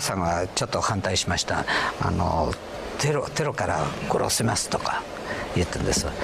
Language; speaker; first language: Japanese; early bilingual, heritage; Spanish